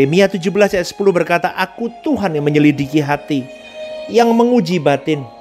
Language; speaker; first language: Indonesian; native; Indonesian